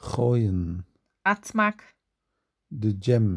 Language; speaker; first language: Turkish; native; Turkish